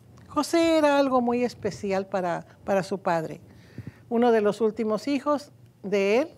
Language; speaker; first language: Spanish; native; Spanish